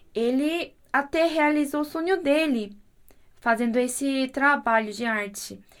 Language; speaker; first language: Portuguese; non-native, fluent; Korean